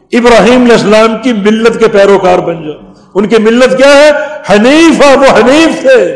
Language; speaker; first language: Urdu; native; Urdu